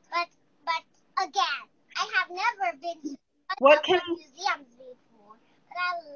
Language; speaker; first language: English; non-native, learner; Chinese